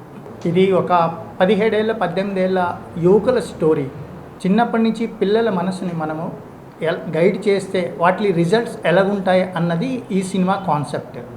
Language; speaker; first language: Telugu; native; Telugu